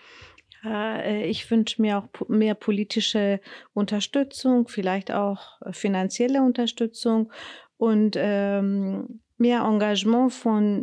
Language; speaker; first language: German; non-native, learner; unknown